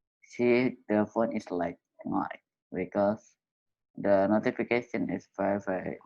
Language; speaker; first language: English; non-native, learner; Indonesian